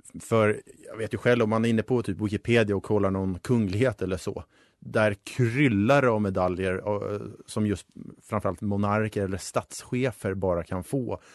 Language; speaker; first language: Swedish; native; Swedish